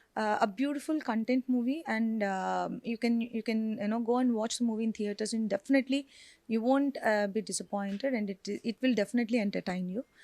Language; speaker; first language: English; non-native, local second language; Telugu